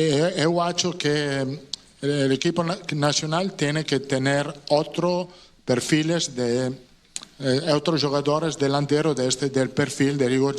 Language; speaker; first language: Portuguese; non-native, learner; Italian